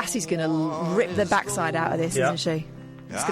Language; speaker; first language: English; native; English